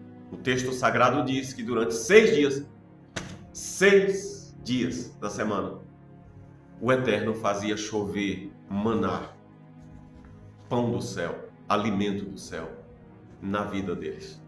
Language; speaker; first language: Portuguese; native; Portuguese